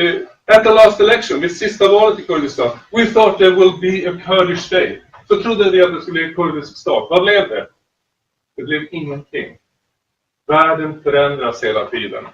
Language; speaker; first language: Swedish; native; Swedish